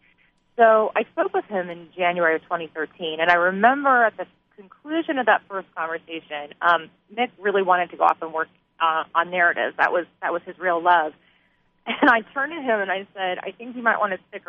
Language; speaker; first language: English; native; English